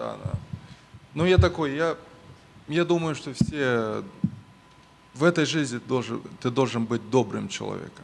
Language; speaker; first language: Russian; non-native, local second language; Romanian